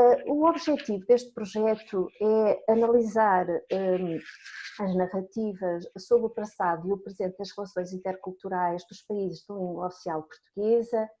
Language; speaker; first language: Portuguese; native; Portuguese